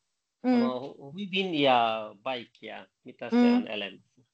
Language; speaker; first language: Finnish; non-native, learner; Bangla